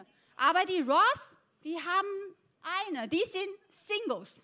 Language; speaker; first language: German; non-native, fluent; Chinese